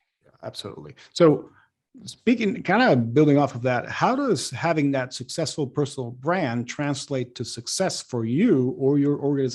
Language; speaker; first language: English; native; English